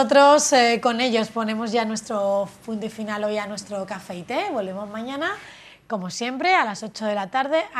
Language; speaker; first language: Spanish; native; Spanish